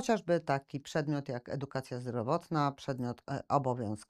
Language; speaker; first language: Polish; native; Polish